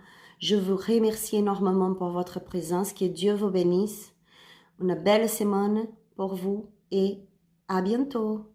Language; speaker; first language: French; non-native, learner; Spanish